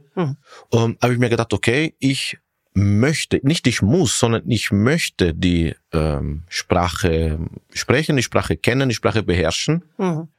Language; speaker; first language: German; non-native, fluent; Italian